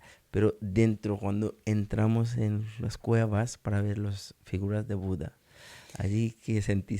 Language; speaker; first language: Spanish; non-native, learner; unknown